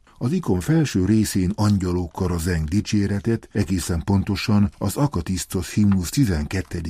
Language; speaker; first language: Hungarian; native; Hungarian